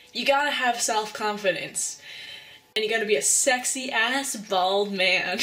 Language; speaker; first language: English; native; English